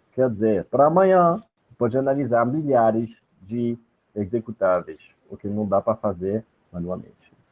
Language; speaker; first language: Portuguese; non-native, fluent; French